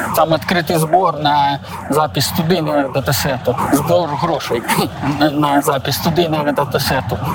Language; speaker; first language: Belarusian; non-native, local second language; Russian